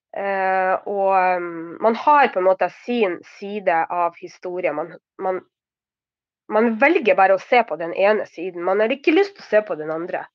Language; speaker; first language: Norwegian; non-native, fluent; Russian